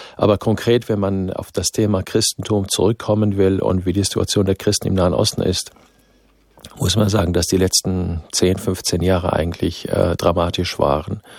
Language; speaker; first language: German; non-native, fluent; Arabic